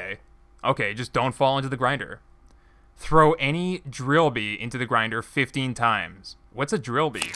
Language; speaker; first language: English; native; English